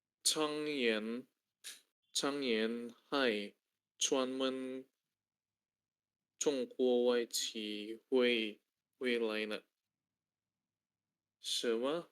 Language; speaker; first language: Chinese; non-native, learner; Indonesian